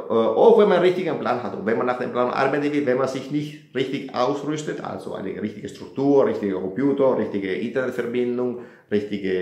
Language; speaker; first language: German; non-native, fluent; Italian